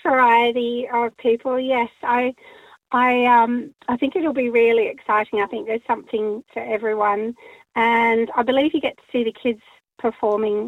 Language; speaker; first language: English; native; English